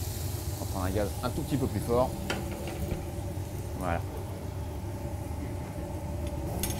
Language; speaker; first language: French; native; French